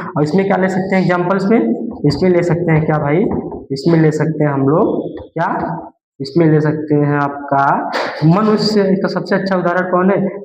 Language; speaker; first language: Hindi; native; Hindi